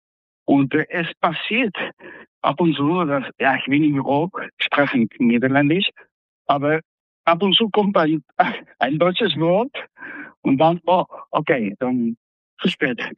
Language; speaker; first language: German; non-native, fluent; Spanish